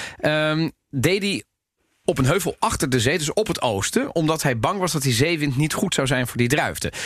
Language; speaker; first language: Dutch; native; Dutch